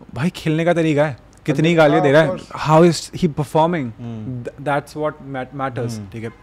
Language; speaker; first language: Hindi; native; Hindi